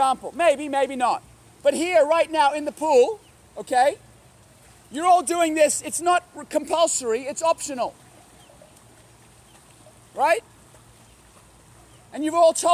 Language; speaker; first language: English; native; English